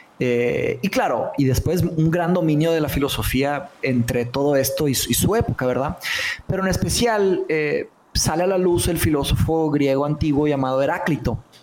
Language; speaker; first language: Spanish; early bilingual, other home language; Portuguese